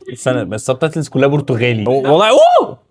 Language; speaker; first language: Arabic; native; Arabic